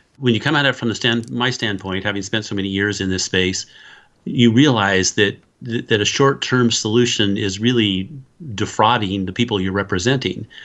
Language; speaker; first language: English; native; English